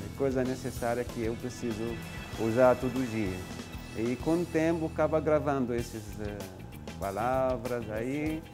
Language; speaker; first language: Portuguese; non-native, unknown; Arabic